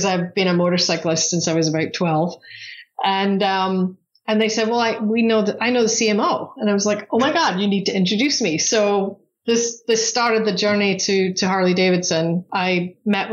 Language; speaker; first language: English; native; English